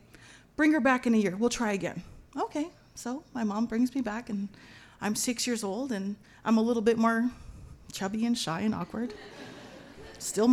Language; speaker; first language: English; native; English